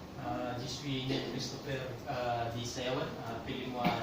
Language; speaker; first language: French; non-native, learner; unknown